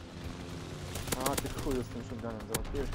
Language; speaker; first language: Polish; native; Polish